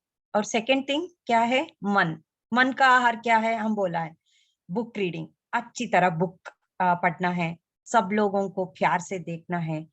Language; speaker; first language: Hindi; non-native, local second language; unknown